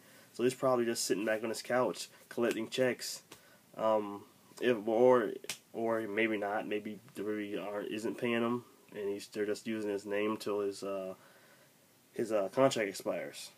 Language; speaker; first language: English; native; English